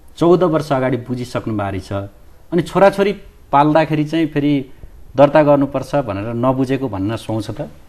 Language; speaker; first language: Nepali; native; Nepali